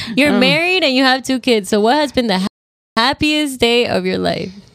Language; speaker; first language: English; early bilingual, other home language; Spanish